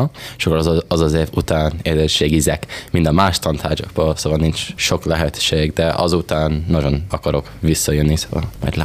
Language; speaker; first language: Hungarian; early bilingual, heritage; English